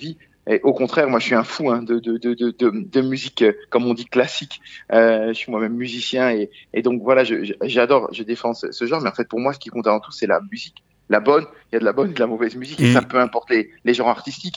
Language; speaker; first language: French; native; French